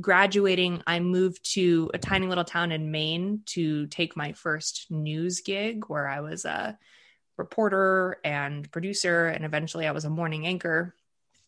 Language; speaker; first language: English; early bilingual, other home language; Russian